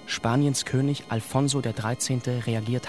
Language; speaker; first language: German; native; German